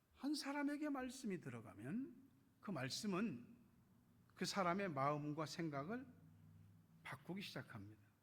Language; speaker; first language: Korean; native; Korean